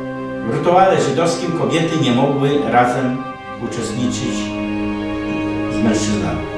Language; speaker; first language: Polish; native; Polish